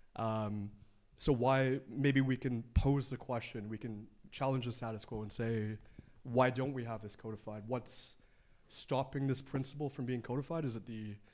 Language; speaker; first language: English; native; English